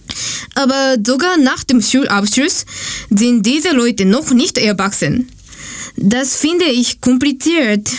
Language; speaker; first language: German; non-native, learner; Japanese